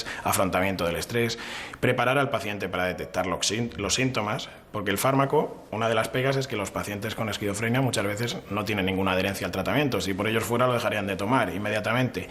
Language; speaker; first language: Spanish; native; Spanish